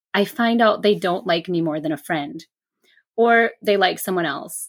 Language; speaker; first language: English; native; English